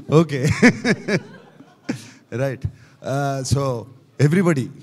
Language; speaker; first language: Telugu; native; Telugu